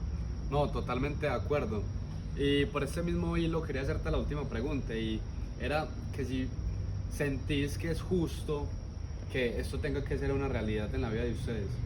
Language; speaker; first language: Spanish; native; Spanish